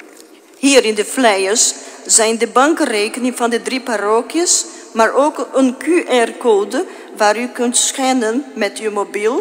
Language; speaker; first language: Dutch; non-native, fluent; Portuguese